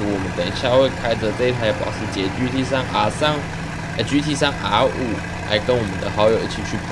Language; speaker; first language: Chinese; native; Chinese